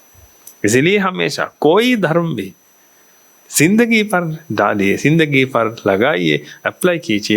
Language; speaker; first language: Hindi; non-native, fluent; Sinhala